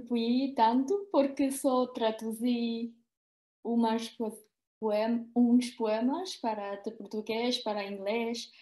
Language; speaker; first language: Portuguese; non-native, fluent; Chinese